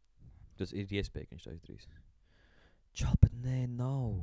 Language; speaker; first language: Latvian; native; Latvian